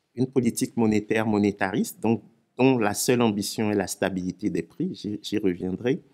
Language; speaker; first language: French; non-native, local second language; Ewe